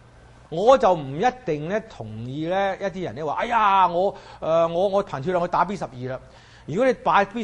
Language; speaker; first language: Chinese; native; Chinese